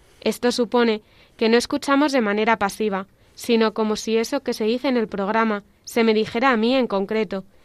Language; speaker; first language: Spanish; native; Spanish